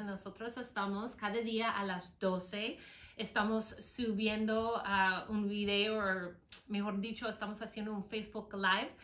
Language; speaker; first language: Spanish; non-native, fluent; English